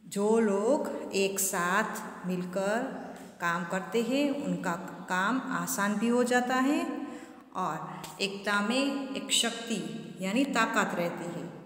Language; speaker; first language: Hindi; non-native, local second language; Gujarati